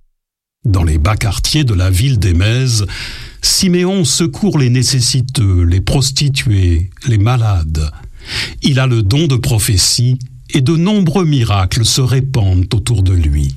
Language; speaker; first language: French; native; French